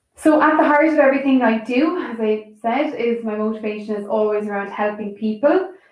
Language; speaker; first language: English; native; English